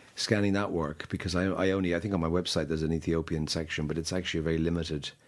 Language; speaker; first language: English; native; English